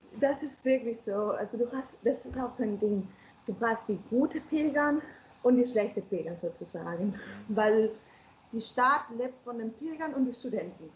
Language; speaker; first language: German; non-native, fluent; Spanish